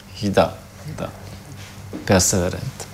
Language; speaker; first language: Romanian; non-native, fluent; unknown